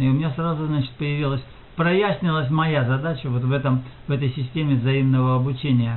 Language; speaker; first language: Russian; native; Russian